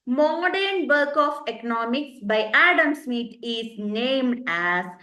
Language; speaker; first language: English; non-native, local second language; Malayalam